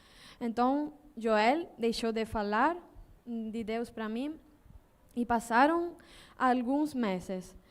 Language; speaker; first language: Portuguese; non-native, learner; Spanish